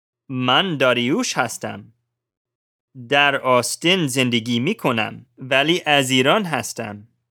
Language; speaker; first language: Persian; non-native, learner; English